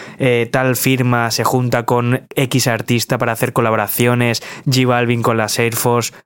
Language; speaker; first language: Spanish; native; Spanish